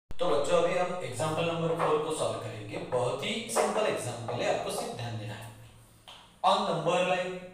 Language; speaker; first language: Hindi; non-native, local second language; Marathi